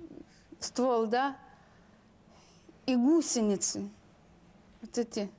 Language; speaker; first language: Russian; non-native, local second language; Lithuanian